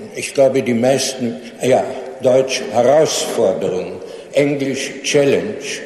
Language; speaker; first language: German; non-native, fluent; English